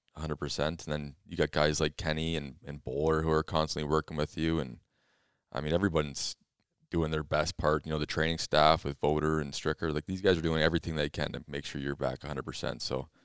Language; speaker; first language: English; native; English